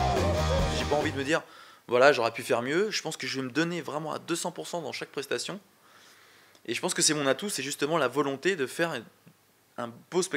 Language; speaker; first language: French; native; French